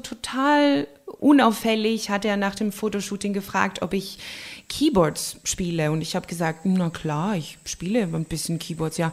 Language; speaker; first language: German; non-native, fluent; Greek